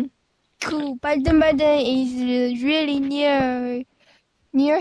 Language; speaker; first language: English; non-native, learner; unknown